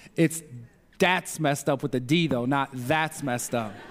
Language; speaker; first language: English; native; English